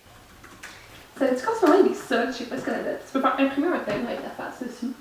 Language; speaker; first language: French; native; French